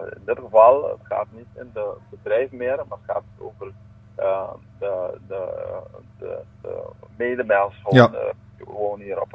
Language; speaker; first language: Dutch; non-native, local second language; Papiamento